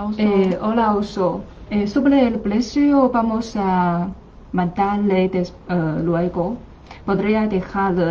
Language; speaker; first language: Spanish; non-native, learner; Chinese